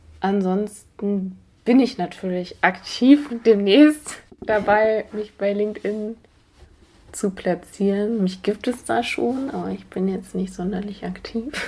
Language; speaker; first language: German; native; German